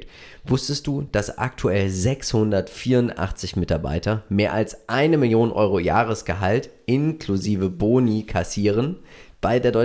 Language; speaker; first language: German; native; German